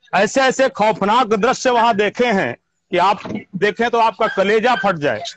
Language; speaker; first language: Hindi; native; Hindi